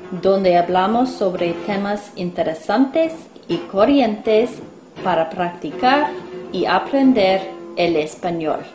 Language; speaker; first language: Spanish; non-native, fluent; English